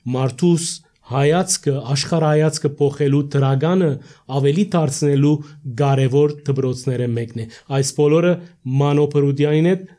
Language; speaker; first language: Armenian; early bilingual, heritage; Armenian